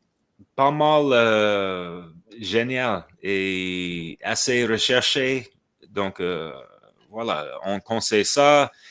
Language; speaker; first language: French; non-native, fluent; English